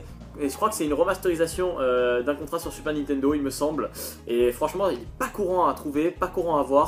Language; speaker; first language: French; native; French